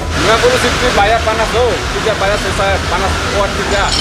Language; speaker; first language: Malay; non-native, learner; Bangla